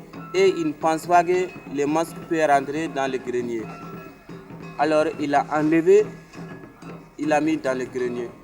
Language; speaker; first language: French; non-native, learner; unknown